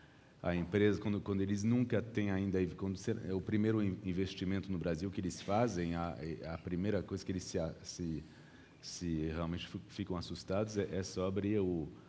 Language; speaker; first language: Portuguese; early bilingual, heritage; Portuguese